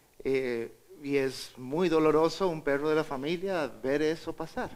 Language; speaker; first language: Spanish; native; Spanish